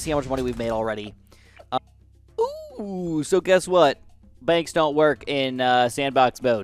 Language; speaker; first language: English; native; English